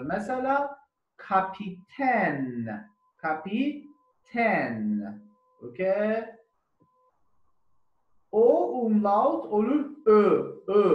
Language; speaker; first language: Turkish; non-native, learner; German